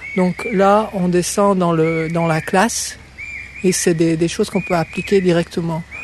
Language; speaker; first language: French; native; French